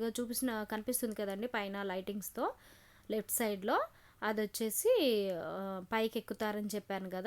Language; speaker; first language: Telugu; native; Telugu